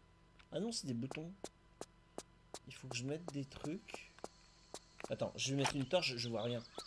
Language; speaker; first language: French; native; French